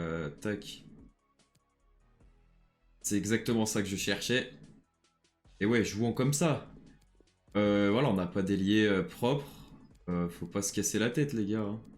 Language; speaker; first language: French; native; French